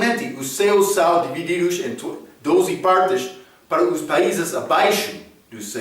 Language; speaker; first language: Portuguese; non-native, fluent; English